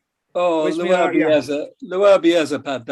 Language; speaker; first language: Indonesian; non-native, fluent; English